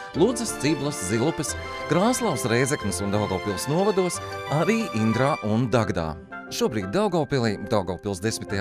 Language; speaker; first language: Latvian; native; Latvian